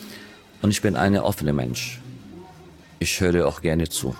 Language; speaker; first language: German; non-native, fluent; Arabic